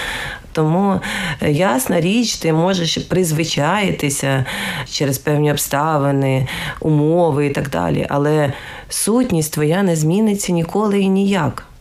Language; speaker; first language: Ukrainian; native; Ukrainian